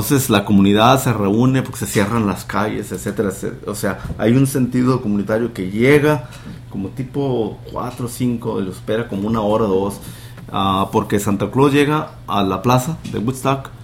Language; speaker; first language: Spanish; native; Spanish